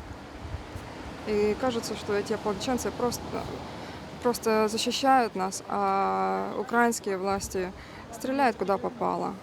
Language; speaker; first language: Russian; native; Russian